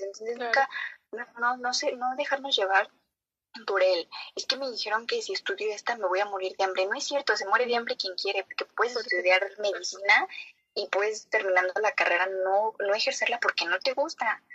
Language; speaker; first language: Spanish; native; Spanish